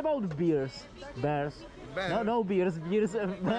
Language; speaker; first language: English; non-native, learner; Czech